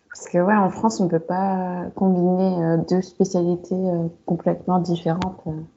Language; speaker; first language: French; native; French